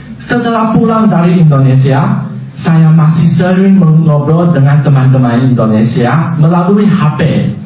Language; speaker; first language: Indonesian; non-native, learner; Chinese